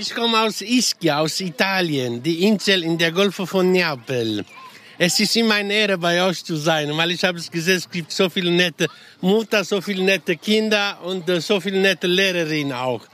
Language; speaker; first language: German; non-native, learner; Italian